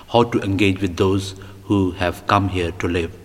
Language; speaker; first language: English; non-native, local second language; Punjabi